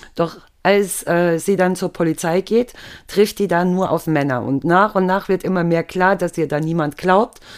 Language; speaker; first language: German; native; German